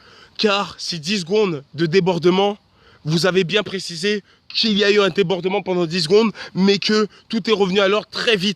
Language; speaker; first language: French; native; French